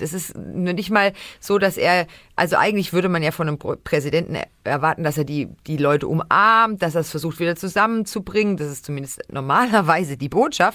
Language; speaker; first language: German; native; German